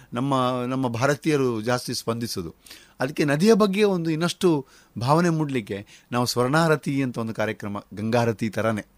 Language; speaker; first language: Kannada; non-native, local second language; Konkani